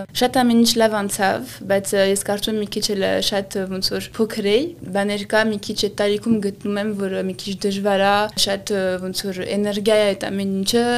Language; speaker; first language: Armenian; early bilingual, heritage; Armenian